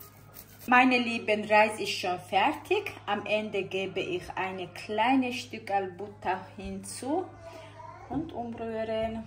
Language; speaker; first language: German; non-native, learner; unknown